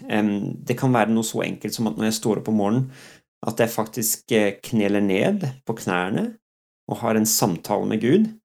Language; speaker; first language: Norwegian; early bilingual, other home language; Dutch